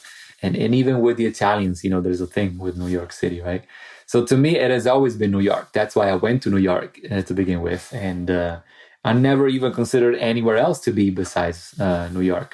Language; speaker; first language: English; non-native, fluent; Italian